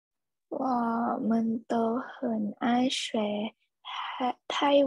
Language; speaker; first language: Chinese; non-native, learner; Thai